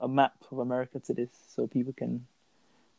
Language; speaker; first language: English; non-native, local second language; Yoruba